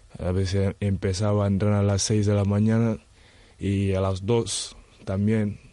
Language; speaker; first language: Spanish; non-native, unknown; Wolof